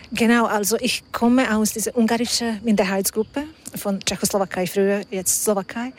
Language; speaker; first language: German; non-native, fluent; Hungarian